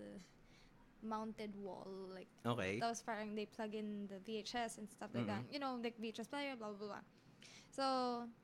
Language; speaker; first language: English; non-native, local second language; Filipino